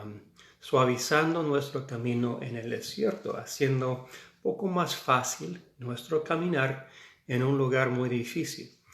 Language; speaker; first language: Spanish; non-native, fluent; English